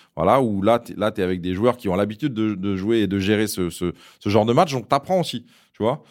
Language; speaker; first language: French; native; French